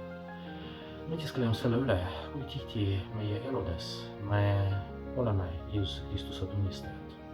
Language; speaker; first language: Estonian; non-native, fluent; Russian